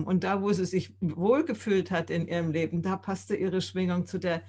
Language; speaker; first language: German; native; German